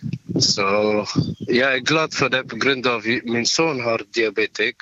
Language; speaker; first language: Swedish; non-native, learner; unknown